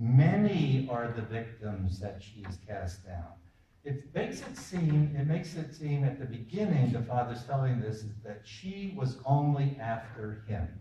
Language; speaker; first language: English; native; English